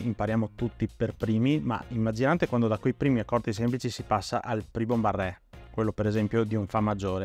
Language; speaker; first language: Italian; native; Italian